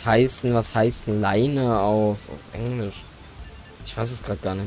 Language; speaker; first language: German; native; German